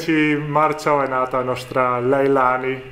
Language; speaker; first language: Italian; non-native, learner; Dutch